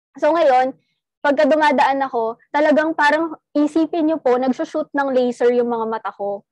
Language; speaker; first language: Filipino; non-native, local second language; Cebuano